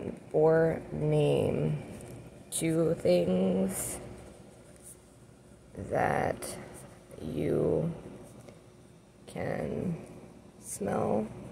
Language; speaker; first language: English; native; English